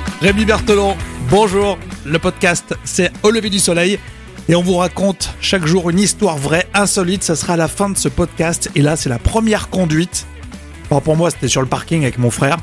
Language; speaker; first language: French; native; French